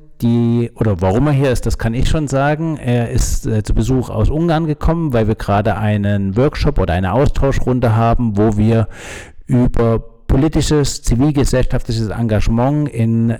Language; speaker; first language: German; native; German